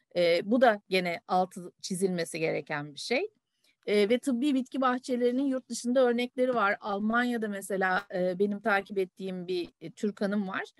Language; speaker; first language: Turkish; native; Turkish